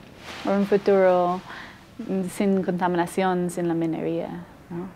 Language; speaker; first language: Spanish; non-native, fluent; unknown